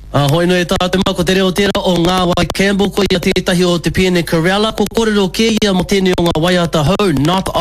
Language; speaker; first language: Māori; non-native, local second language; English